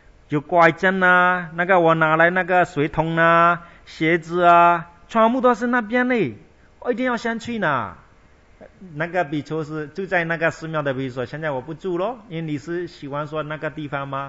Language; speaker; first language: Chinese; non-native, fluent; Burmese